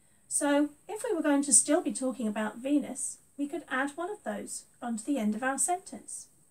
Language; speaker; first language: English; native; English